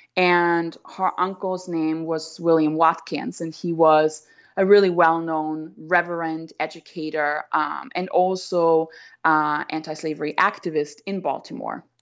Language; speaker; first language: English; non-native, fluent; German